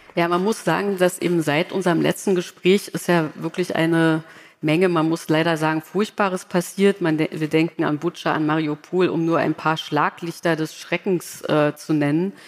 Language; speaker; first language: German; native; German